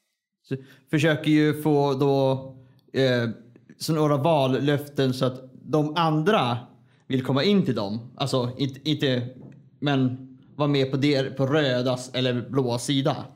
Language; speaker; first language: Swedish; native; Swedish